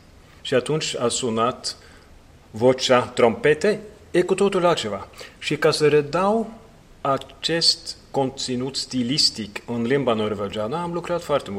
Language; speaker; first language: Romanian; non-native, fluent; Norwegian